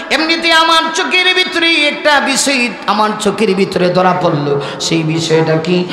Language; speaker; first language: Bangla; non-native, local second language; Sylheti